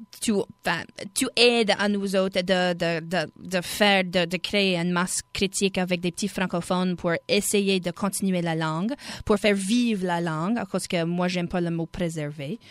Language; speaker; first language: French; native; French